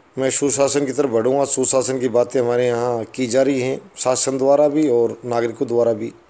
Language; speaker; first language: Hindi; native; Hindi